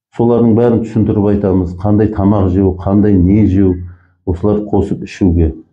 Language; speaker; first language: Kazakh; early bilingual, heritage; Kazakh